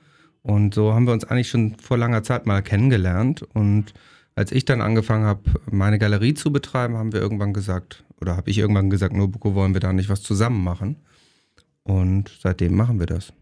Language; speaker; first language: German; native; German